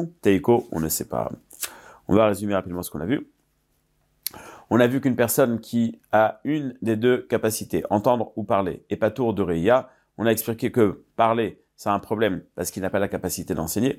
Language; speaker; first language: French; native; French